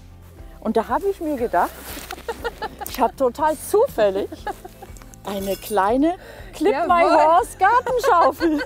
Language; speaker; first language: German; native; German